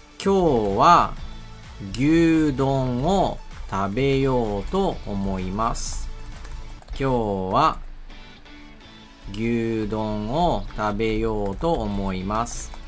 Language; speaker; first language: Japanese; non-native, fluent; Portuguese